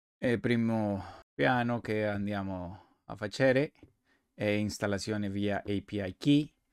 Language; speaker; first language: Italian; non-native, learner; Spanish